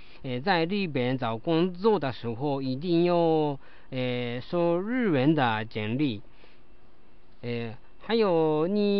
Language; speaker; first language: Chinese; non-native, learner; Japanese